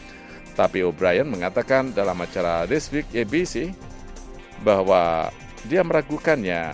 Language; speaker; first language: Indonesian; native; Indonesian